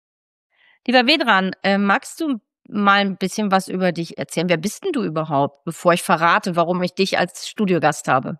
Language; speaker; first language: German; native; German